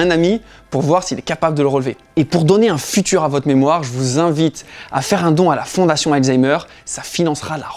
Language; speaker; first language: French; native; French